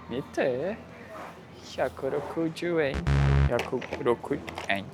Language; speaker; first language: Japanese; non-native, learner; Portuguese